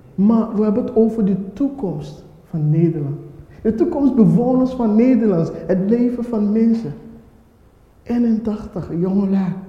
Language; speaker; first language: Dutch; non-native, fluent; Akan